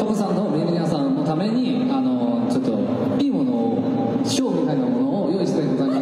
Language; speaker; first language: Japanese; non-native, fluent; Chinese